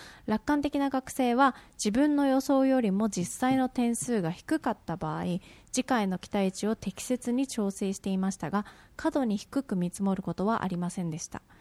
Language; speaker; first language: Japanese; early bilingual, heritage; Japanese